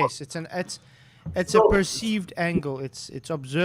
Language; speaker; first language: English; native; English